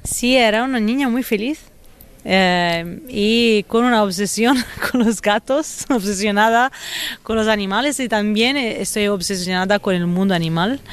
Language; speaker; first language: Spanish; non-native, fluent; Italian